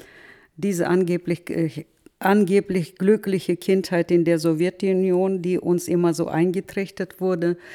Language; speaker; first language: German; early bilingual, heritage; German